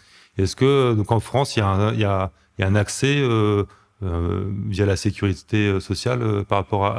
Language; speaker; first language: French; native; French